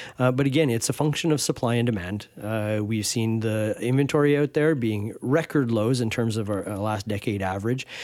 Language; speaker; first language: English; native; English